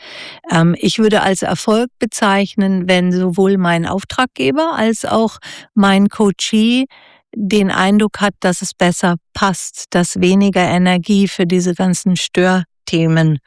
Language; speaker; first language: German; native; German